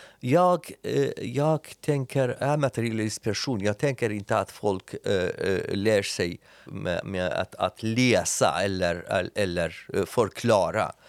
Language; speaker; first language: Swedish; non-native, learner; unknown